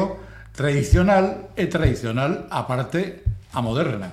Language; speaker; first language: Galician; non-native, local second language; Spanish